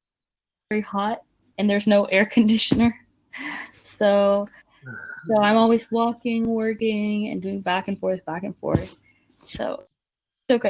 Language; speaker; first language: English; non-native, fluent; Spanish